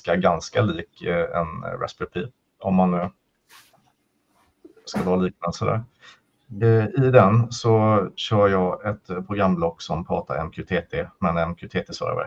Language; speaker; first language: Swedish; native; Swedish